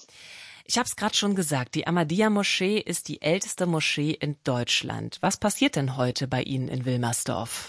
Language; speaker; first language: German; native; German